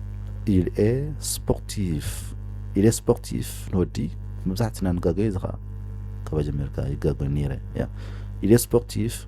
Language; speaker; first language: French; non-native, fluent; Tigrinya